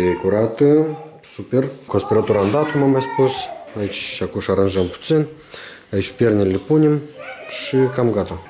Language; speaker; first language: Romanian; native; Romanian